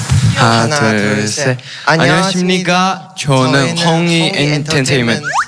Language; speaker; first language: Korean; non-native, learner; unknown